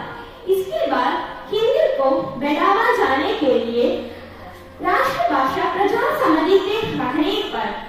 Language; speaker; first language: Hindi; non-native, local second language; Malayalam